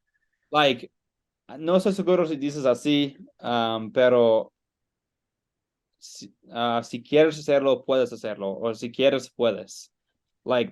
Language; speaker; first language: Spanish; non-native, learner; English